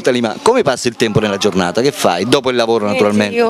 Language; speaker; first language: Italian; native; Italian